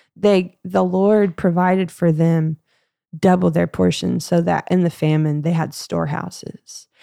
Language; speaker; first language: English; native; English